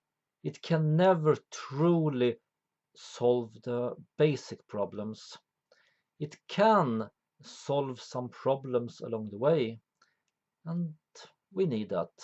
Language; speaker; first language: English; non-native, fluent; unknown